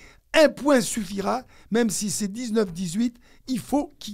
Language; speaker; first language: French; native; French